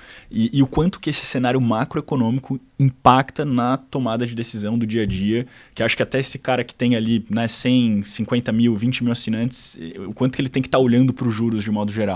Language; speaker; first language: Portuguese; native; Portuguese